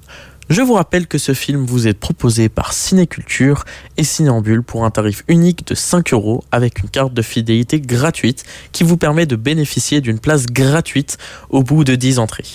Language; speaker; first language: French; native; French